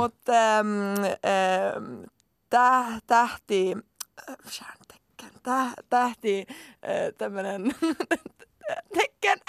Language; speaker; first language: Finnish; non-native, local second language; Swedish